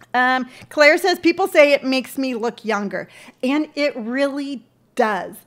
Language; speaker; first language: English; native; English